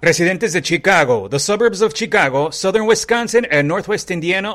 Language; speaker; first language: English; early bilingual, other home language; Spanish